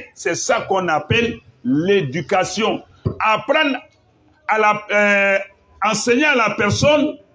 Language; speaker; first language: French; non-native, local second language; Bambara